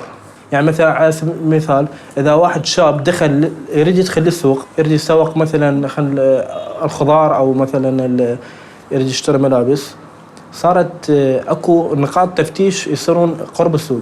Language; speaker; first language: Arabic; native; Arabic